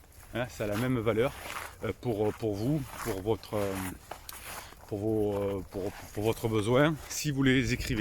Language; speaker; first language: French; native; French